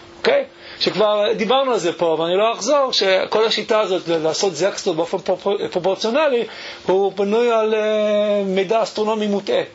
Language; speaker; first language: Hebrew; early bilingual, other home language; English